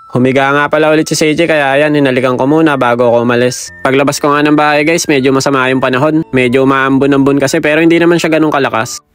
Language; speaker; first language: Filipino; native; Filipino